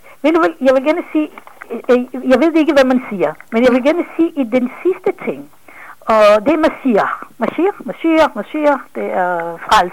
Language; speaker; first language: Danish; non-native, fluent; Hebrew